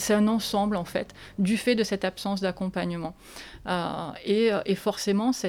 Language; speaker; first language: French; native; French